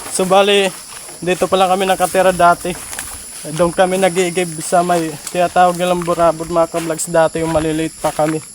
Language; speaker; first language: Filipino; non-native, local second language; Waray